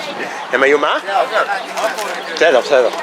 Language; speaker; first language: Hebrew; non-native, fluent; English